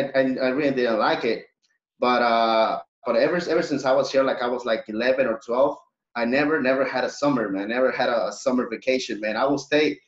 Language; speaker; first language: English; early bilingual, other home language; Spanish